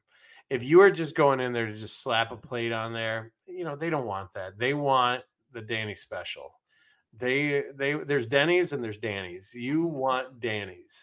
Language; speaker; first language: English; native; English